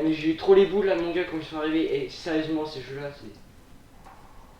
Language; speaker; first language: French; native; French